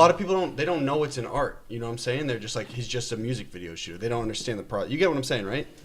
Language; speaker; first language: English; native; English